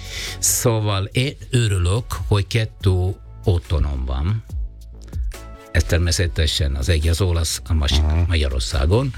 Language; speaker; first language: Hungarian; non-native, fluent; Italian